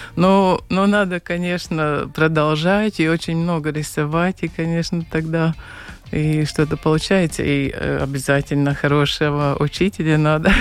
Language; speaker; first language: Russian; non-native, local second language; Latvian